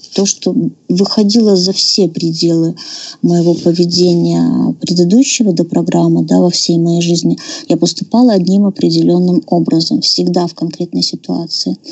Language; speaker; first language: Russian; native; Russian